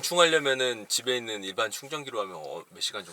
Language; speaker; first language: Korean; native; Korean